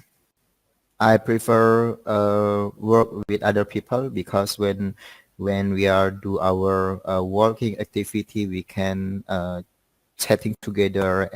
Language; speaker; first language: English; non-native, learner; Indonesian